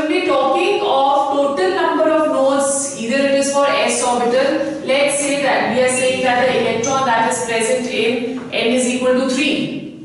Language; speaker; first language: English; non-native, local second language; Hindi